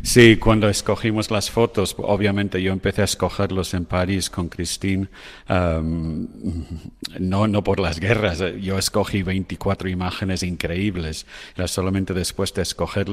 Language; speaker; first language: Spanish; non-native, fluent; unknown